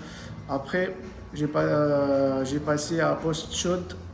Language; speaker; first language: French; non-native, local second language; Arabic